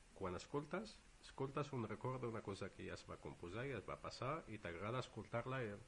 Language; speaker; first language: Catalan; non-native, fluent; Arabic